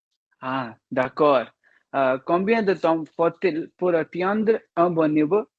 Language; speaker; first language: French; non-native, learner; Hindi